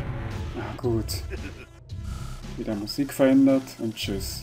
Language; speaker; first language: German; native; German